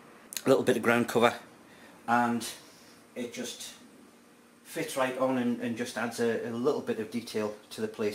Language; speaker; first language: English; native; English